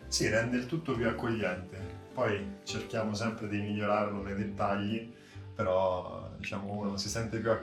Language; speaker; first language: Italian; native; Italian